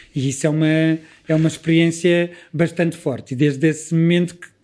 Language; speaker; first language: Portuguese; native; Portuguese